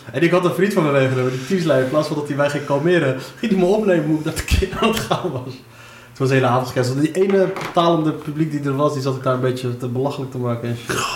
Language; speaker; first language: Dutch; early bilingual, other home language; Arabic